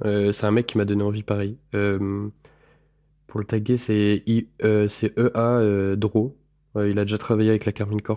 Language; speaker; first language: French; native; French